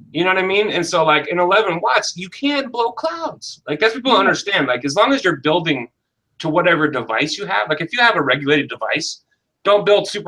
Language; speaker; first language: English; native; English